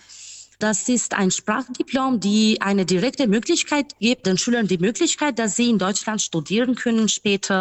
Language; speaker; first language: German; non-native, fluent; Albanian